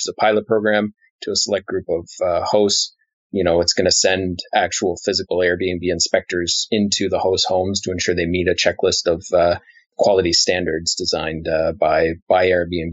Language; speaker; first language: English; native; English